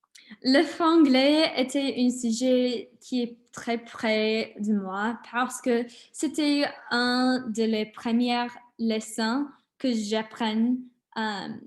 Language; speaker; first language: French; non-native, learner; English